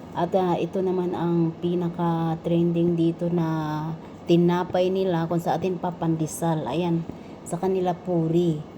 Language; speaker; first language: Filipino; non-native, local second language; Cebuano